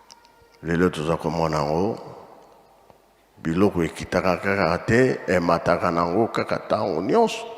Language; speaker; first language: Lingala; non-native, local second language; Kongo